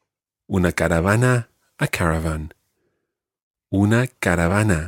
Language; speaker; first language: Spanish; non-native, fluent; English